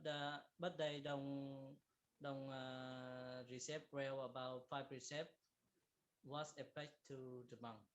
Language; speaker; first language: English; non-native, learner; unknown